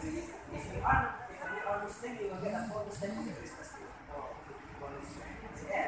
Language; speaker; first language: English; non-native, learner; Indonesian